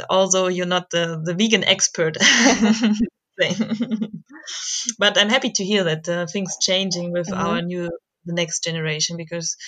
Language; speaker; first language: English; non-native, fluent; German